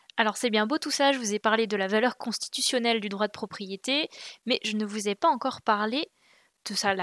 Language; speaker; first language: French; native; French